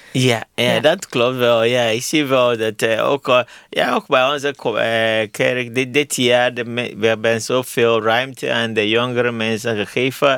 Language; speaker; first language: Dutch; non-native, learner; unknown